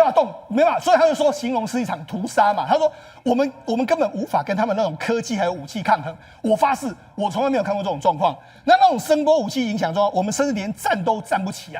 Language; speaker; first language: Chinese; native; Chinese